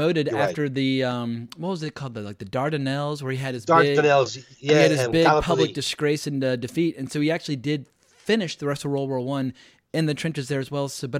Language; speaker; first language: English; native; English